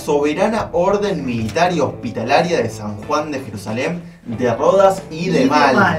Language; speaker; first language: Spanish; native; Spanish